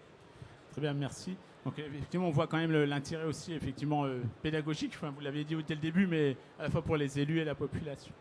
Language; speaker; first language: French; native; French